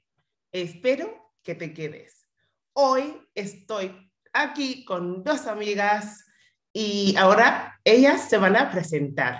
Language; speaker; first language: Spanish; non-native, fluent; English